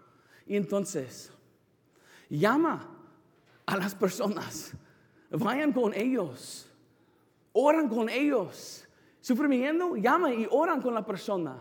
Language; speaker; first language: Spanish; non-native, fluent; English